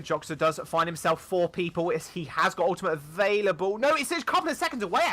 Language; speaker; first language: English; native; English